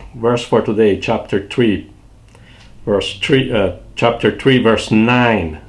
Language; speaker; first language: English; non-native, fluent; Portuguese